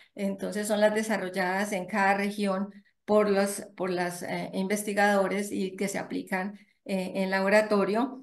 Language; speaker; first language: Spanish; native; Spanish